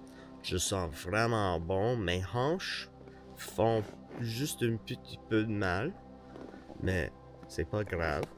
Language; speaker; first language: French; non-native, learner; English